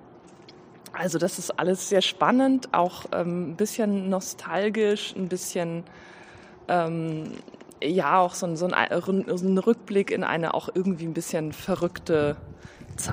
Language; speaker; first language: German; native; German